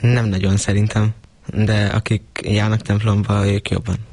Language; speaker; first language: Hungarian; native; Hungarian